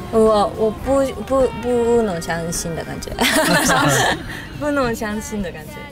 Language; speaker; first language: Chinese; non-native, learner; Japanese